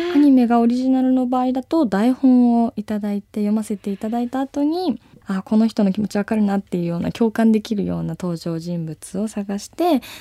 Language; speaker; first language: Japanese; native; Japanese